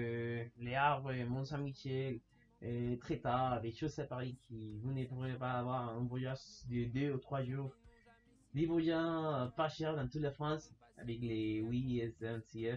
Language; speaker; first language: French; non-native, learner; Spanish